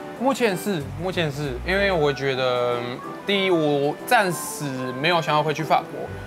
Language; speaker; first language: Chinese; non-native, fluent; French